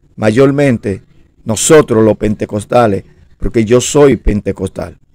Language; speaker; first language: Spanish; native; Spanish